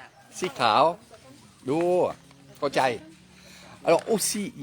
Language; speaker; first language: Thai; non-native, learner; French